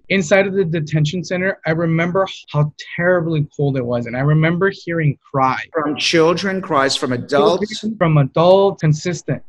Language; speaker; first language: English; native; English